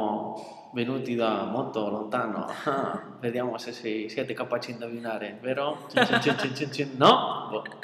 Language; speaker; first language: Italian; non-native, fluent; Spanish